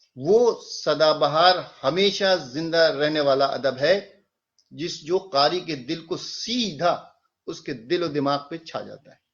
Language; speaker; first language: Urdu; native; Urdu